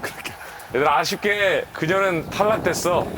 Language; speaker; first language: Korean; native; Korean